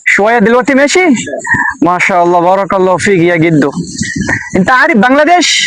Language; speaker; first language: Arabic; non-native, learner; Bangla